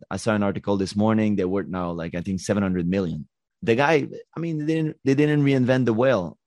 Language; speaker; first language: English; native; English